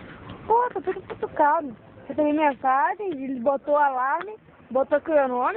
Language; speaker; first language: Portuguese; native; Portuguese